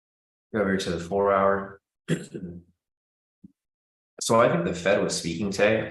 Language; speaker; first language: English; native; English